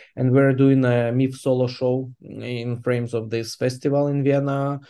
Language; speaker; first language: English; non-native, fluent; Ukrainian